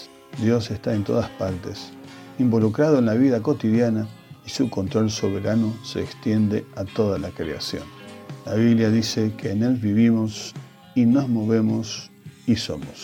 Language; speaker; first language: Spanish; native; Spanish